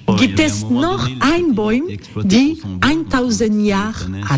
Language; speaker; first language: German; non-native, learner; French